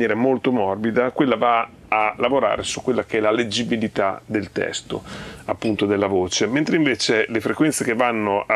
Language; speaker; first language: Italian; native; Italian